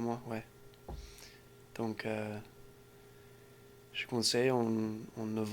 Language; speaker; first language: French; non-native, learner; English